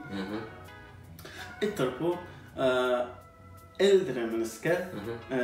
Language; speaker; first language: Norwegian; non-native, learner; Persian